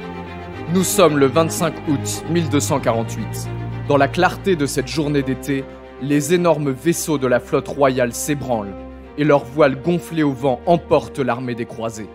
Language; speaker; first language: French; native; French